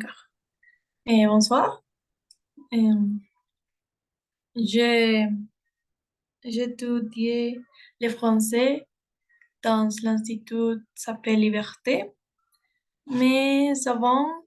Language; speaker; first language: French; non-native, learner; Spanish